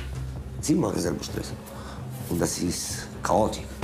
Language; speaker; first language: German; non-native, learner; Italian